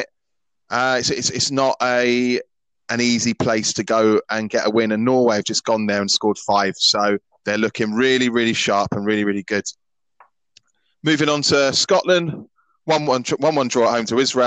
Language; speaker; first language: English; native; English